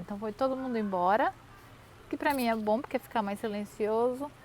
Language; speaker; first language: Portuguese; native; Portuguese